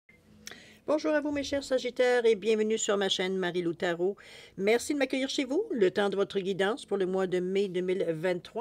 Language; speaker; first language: French; native; French